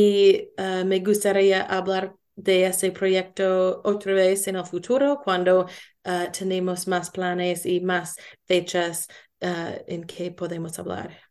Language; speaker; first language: Spanish; non-native, learner; English